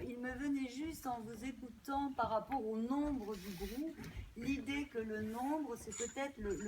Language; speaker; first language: French; native; French